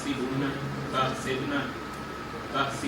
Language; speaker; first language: Arabic; non-native, learner; Urdu